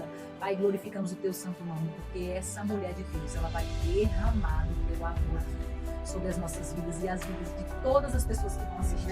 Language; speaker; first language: Portuguese; native; Portuguese